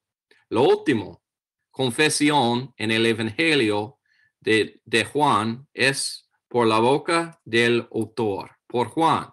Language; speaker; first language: Spanish; non-native, learner; English